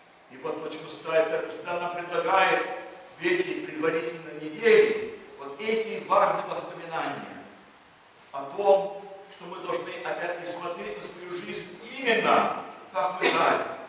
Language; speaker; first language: Russian; early bilingual, heritage; Russian